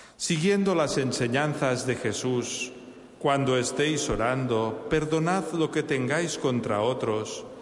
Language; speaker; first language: Spanish; non-native, local second language; Catalan